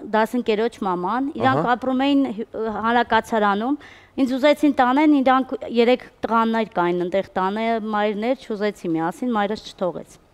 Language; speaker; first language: Armenian; native; Armenian